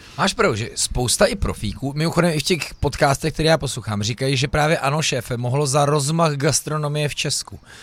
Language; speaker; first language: Czech; native; Czech